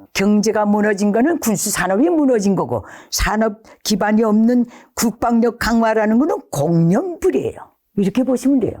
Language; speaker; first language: Korean; native; Korean